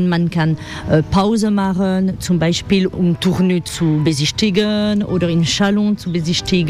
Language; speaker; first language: German; non-native, fluent; French